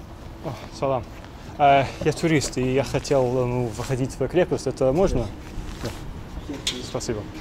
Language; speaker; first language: Russian; non-native, learner; English